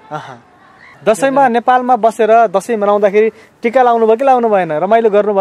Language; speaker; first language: Nepali; native; Nepali